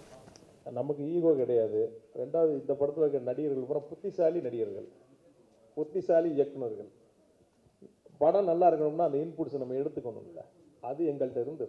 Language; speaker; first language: Tamil; native; Tamil